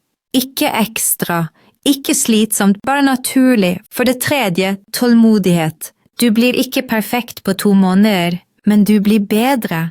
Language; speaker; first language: Norwegian; non-native, fluent; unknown